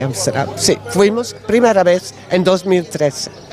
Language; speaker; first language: Spanish; non-native, learner; Dutch